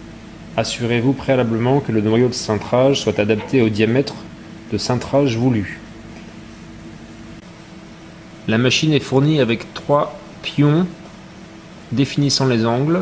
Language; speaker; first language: French; native; French